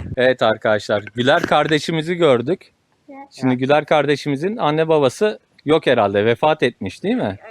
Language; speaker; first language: Turkish; native; Turkish